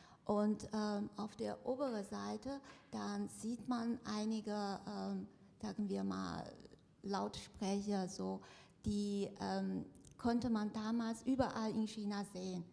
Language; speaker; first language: German; non-native, fluent; Chinese